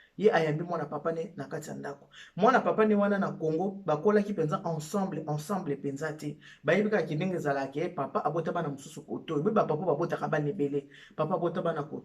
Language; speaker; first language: Lingala; native; Lingala